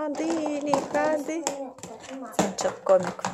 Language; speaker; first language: Turkish; non-native, learner; Russian